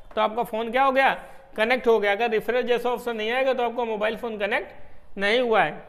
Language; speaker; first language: Hindi; native; Hindi